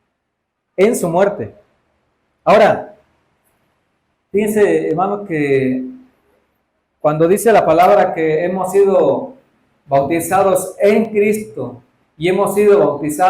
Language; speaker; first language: Spanish; native; Spanish